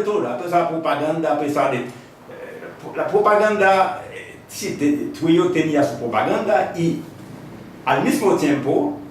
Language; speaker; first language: Spanish; non-native, fluent; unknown